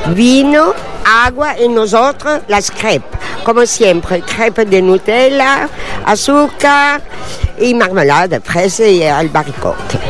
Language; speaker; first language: Spanish; non-native, fluent; French